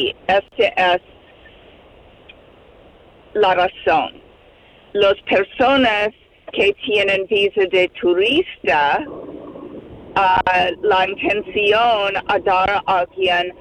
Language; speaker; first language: Spanish; non-native, fluent; English